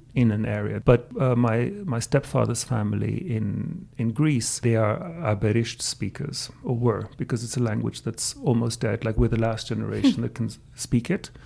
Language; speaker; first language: English; non-native, fluent; German